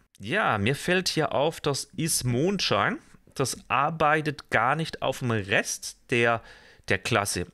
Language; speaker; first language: German; native; German